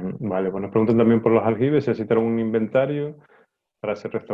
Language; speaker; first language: Spanish; native; Spanish